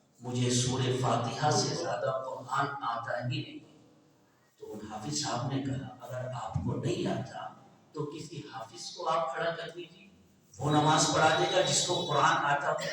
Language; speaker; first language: Urdu; native; Urdu